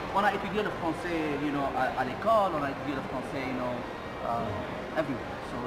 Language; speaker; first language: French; non-native, learner; Arabic